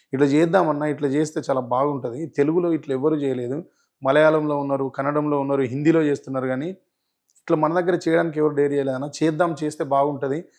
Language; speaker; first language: Telugu; native; Telugu